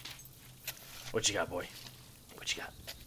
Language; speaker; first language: English; native; English